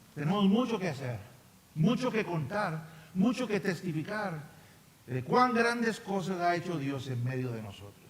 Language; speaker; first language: Spanish; native; Spanish